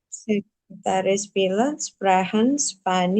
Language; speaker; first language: German; non-native, learner; Indonesian